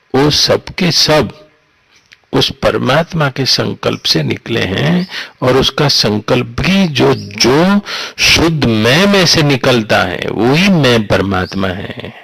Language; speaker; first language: Hindi; non-native, local second language; Gujarati